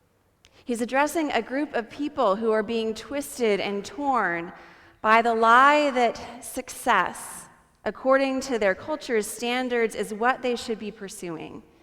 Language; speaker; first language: English; native; English